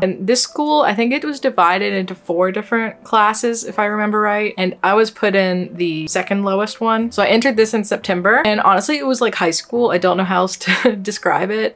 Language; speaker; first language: English; native; English